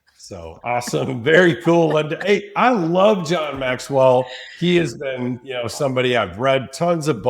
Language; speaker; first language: English; native; English